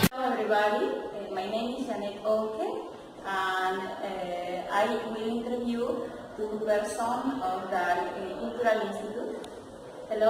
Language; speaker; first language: English; non-native, learner; Spanish